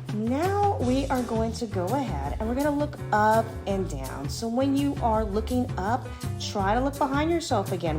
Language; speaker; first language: English; native; English